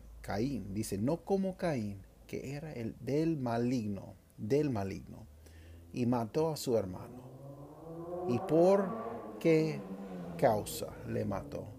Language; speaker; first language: Spanish; non-native, fluent; English